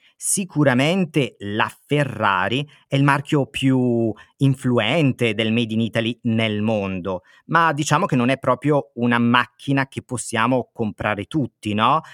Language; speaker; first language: Italian; native; Italian